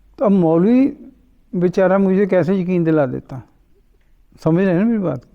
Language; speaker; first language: Urdu; non-native, local second language; Punjabi